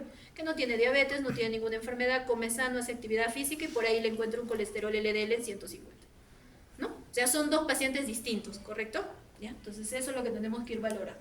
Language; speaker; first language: Spanish; native; Spanish